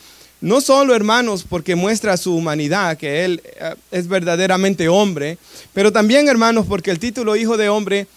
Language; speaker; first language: Spanish; native; Spanish